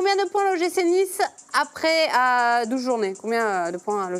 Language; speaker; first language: French; native; French